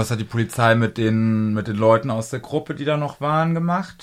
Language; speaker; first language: German; native; German